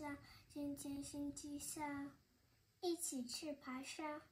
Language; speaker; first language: Chinese; early bilingual, heritage; Chinese